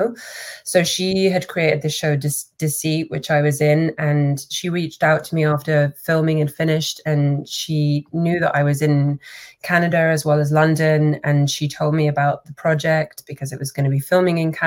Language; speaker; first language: English; native; English